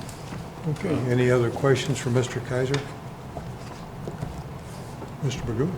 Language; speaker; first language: English; native; English